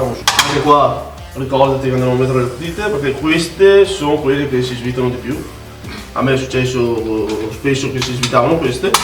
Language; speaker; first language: Italian; native; Italian